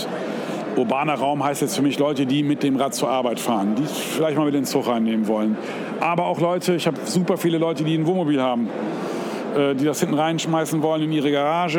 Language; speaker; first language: German; native; German